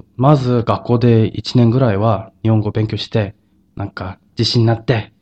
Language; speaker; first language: Japanese; non-native, fluent; Korean